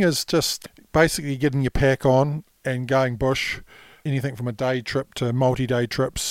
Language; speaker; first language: English; native; English